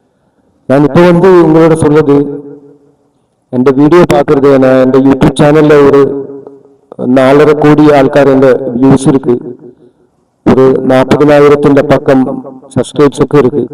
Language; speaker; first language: Tamil; non-native, learner; Malayalam